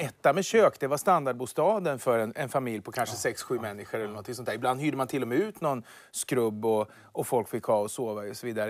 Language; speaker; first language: Swedish; native; Swedish